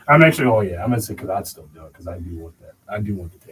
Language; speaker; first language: English; native; English